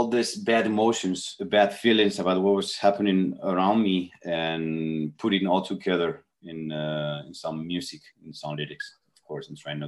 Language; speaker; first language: English; non-native, fluent; Spanish